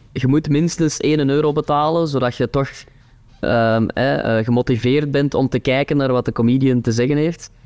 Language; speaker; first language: Dutch; native; Dutch